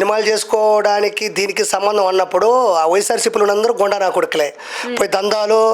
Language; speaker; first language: Telugu; native; Telugu